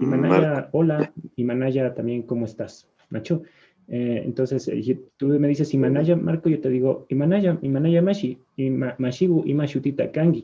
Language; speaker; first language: Spanish; native; Spanish